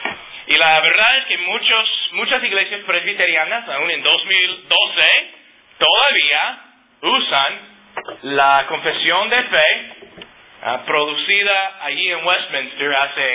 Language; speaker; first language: Spanish; non-native, fluent; English